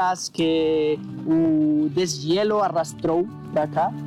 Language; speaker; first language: Portuguese; non-native, learner; Spanish